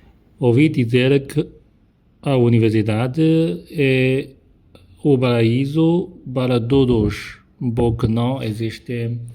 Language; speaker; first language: Portuguese; non-native, learner; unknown